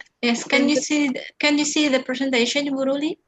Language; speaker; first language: English; non-native, fluent; Indonesian